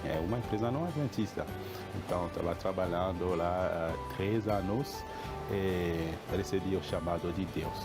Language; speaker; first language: Portuguese; non-native, fluent; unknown